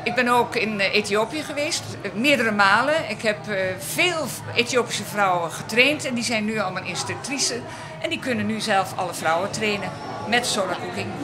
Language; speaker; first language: Dutch; native; Dutch